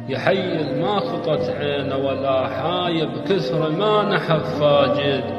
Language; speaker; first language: Arabic; native; Arabic